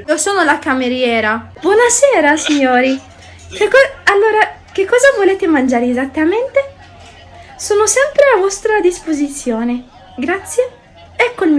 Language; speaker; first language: Italian; non-native, fluent; Arabic